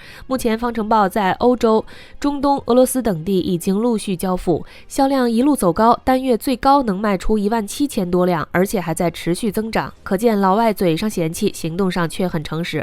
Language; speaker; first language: Chinese; native; Chinese